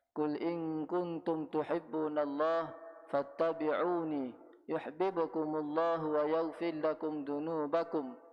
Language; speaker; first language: Malay; native; Malay